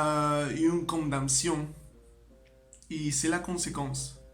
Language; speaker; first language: French; non-native, learner; Spanish